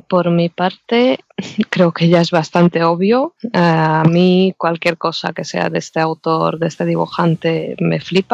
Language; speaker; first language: Spanish; native; Spanish